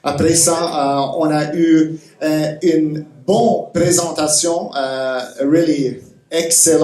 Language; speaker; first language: French; non-native, fluent; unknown